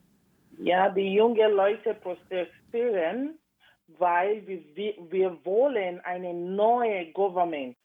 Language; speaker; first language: German; non-native, learner; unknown